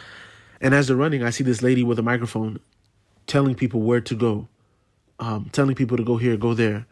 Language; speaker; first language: English; native; English